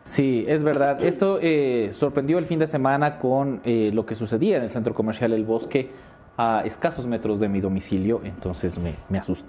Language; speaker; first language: Spanish; native; Spanish